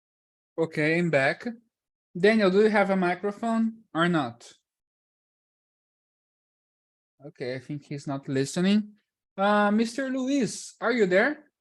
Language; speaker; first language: English; non-native, fluent; Portuguese